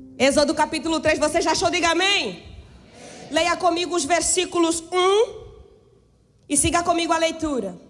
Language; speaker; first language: Portuguese; native; Portuguese